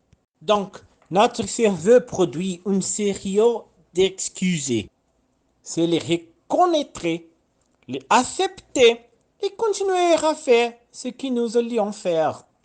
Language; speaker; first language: French; non-native, learner; Portuguese